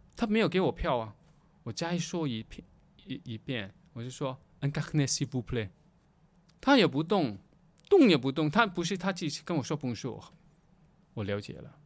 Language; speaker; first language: Chinese; non-native, local second language; Cantonese